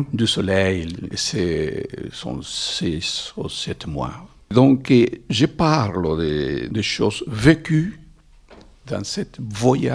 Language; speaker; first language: French; non-native, fluent; Spanish